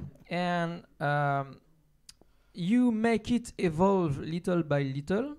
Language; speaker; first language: English; non-native, fluent; French